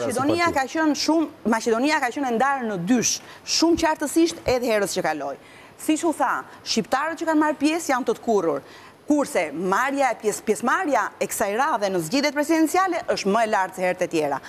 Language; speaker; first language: Albanian; native; Albanian